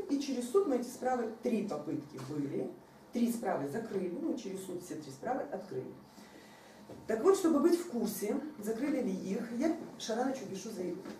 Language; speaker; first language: Russian; non-native, local second language; Ukrainian